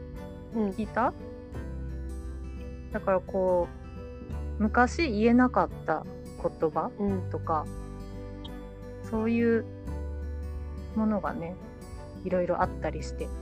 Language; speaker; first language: Japanese; native; Japanese